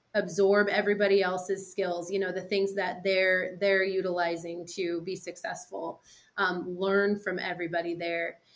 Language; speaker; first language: English; native; English